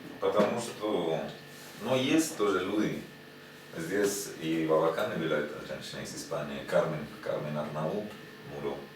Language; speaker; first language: Russian; non-native, learner; Spanish